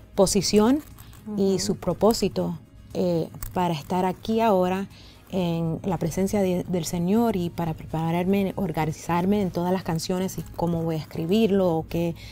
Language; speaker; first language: Spanish; early bilingual, other home language; English